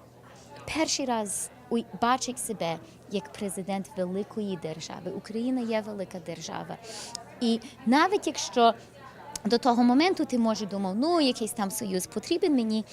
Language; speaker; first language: Ukrainian; early bilingual, heritage; English